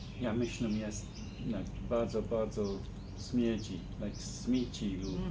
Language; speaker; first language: Polish; non-native, learner; English